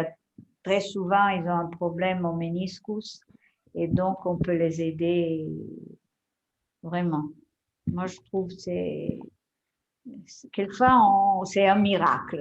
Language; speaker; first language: French; non-native, fluent; Italian